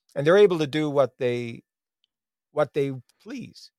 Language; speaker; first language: English; native; English